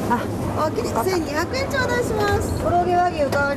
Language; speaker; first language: Japanese; native; Japanese